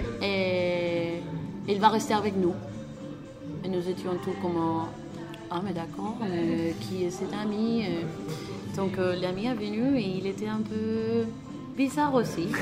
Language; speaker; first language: French; non-native, learner; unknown